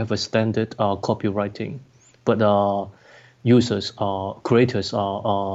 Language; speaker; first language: English; non-native, local second language; Cantonese